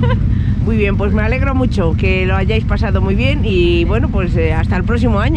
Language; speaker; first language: Spanish; native; Spanish